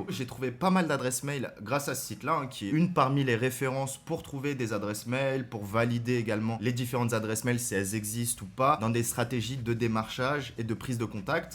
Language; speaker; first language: French; native; French